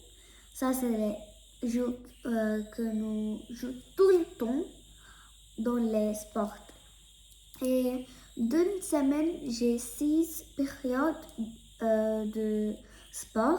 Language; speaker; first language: French; non-native, learner; Malayalam